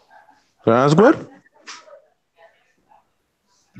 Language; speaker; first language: English; non-native, learner; Spanish